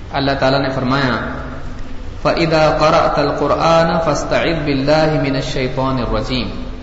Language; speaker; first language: Urdu; native; Urdu